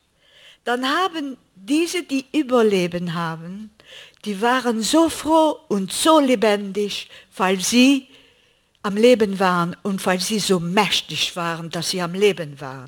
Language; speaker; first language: German; non-native, fluent; Greek